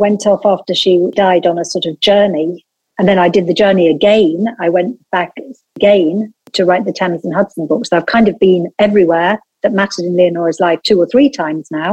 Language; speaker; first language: English; native; English